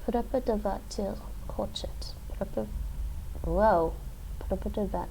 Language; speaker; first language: Russian; non-native, learner; English